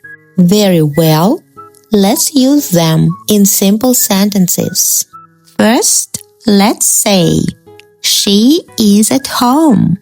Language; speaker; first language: English; non-native, fluent; Russian